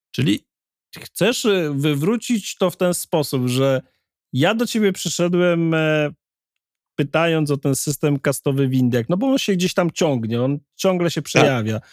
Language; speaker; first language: Polish; native; Polish